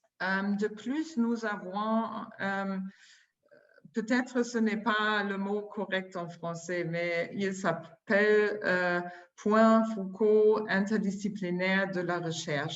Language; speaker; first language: French; non-native, fluent; German